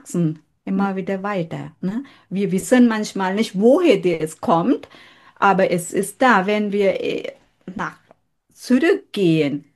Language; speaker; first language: German; non-native, fluent; Sinhala